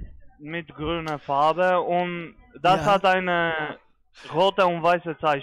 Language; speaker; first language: German; non-native, fluent; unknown